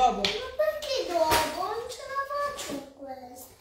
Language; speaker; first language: Italian; early bilingual, other home language; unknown